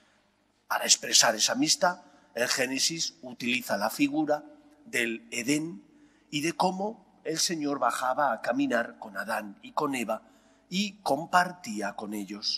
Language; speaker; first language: Spanish; native; Spanish